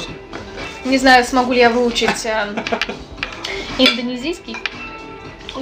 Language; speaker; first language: Russian; native; Russian